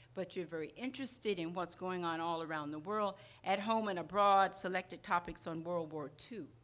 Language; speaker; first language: English; non-native, fluent; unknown